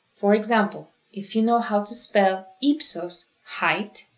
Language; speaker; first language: English; non-native, fluent; Greek